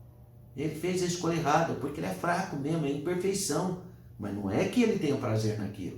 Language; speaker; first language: Portuguese; native; Portuguese